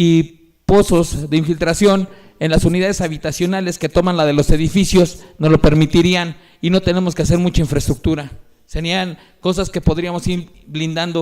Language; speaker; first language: Spanish; native; Spanish